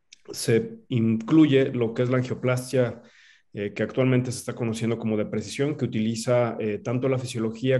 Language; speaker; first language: Spanish; native; Spanish